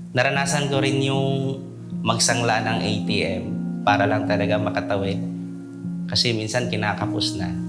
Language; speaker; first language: Filipino; native; Filipino